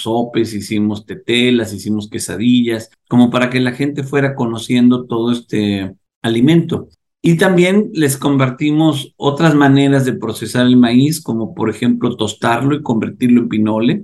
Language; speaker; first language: Spanish; native; Spanish